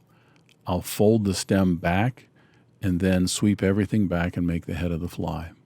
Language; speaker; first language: English; native; English